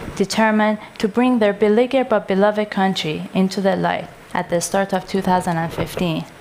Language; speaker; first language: English; non-native, fluent; Persian